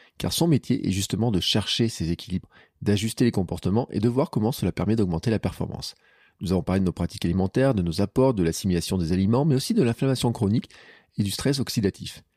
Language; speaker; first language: French; native; French